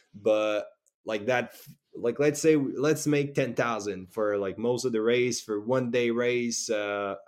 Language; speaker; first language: English; native; English